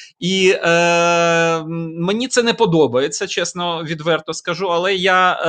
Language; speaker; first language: Ukrainian; native; Ukrainian